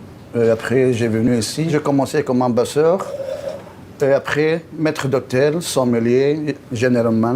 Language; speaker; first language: French; non-native, local second language; Arabic